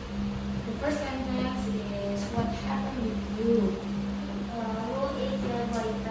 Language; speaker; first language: English; non-native, learner; Indonesian